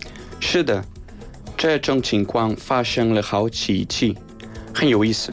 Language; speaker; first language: Chinese; non-native, fluent; Spanish